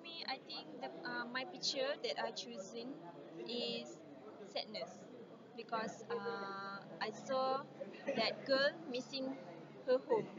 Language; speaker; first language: English; non-native, learner; Malay